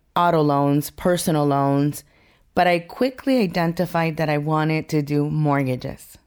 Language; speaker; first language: English; early bilingual, other home language; Spanish